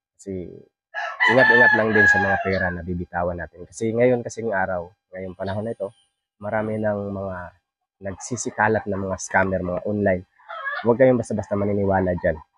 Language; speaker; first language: Filipino; non-native, local second language; Cebuano